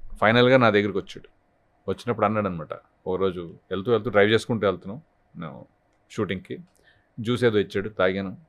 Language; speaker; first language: Telugu; native; Telugu